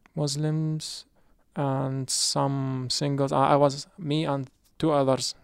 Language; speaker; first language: English; non-native, fluent; Arabic